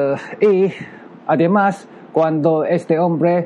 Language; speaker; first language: Spanish; non-native, learner; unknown